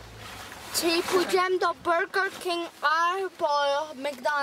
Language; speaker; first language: Polish; early bilingual, heritage; Polish